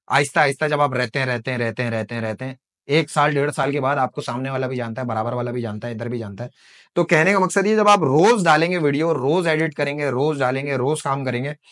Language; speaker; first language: Urdu; native; Urdu